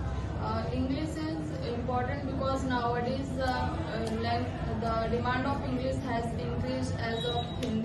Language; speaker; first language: English; non-native, learner; Hindi